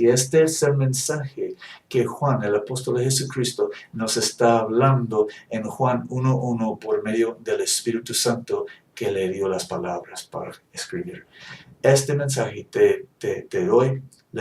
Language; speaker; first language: Spanish; non-native, fluent; English